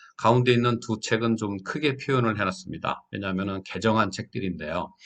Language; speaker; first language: Korean; native; Korean